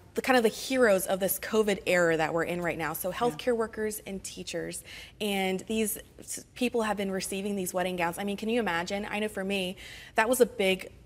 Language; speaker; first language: English; native; English